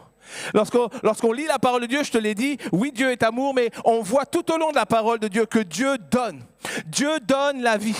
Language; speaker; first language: French; native; French